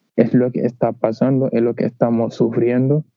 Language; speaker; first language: Spanish; non-native, learner; Wolof